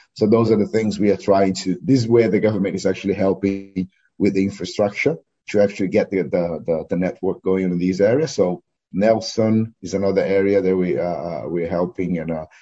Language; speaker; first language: English; non-native, fluent; Portuguese